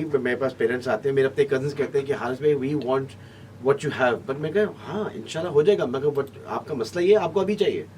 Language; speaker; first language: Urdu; early bilingual, heritage; Urdu